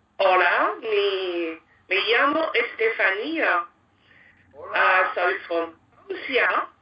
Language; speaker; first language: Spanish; non-native, learner; French